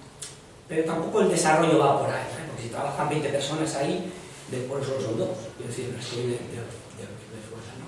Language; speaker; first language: Spanish; native; Spanish